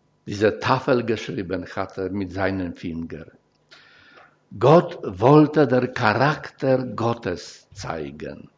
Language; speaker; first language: German; non-native, fluent; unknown